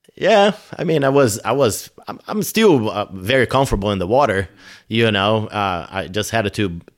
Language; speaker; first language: English; non-native, fluent; Portuguese